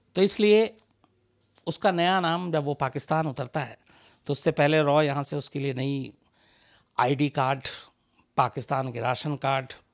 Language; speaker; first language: Hindi; native; Hindi